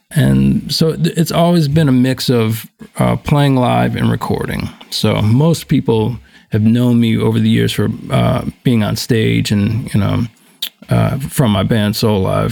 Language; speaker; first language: English; native; English